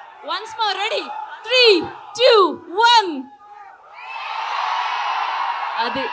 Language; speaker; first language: Telugu; native; Telugu